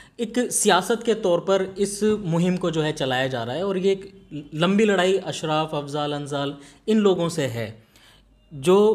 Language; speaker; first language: Hindi; native; Hindi